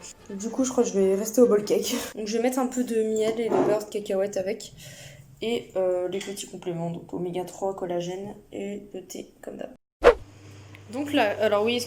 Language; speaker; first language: French; native; French